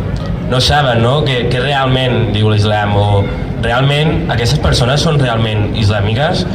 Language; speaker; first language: Catalan; early bilingual, other home language; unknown